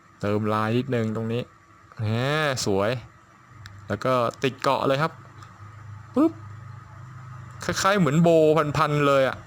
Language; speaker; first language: Thai; native; Thai